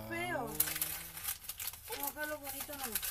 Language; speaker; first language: Spanish; native; Spanish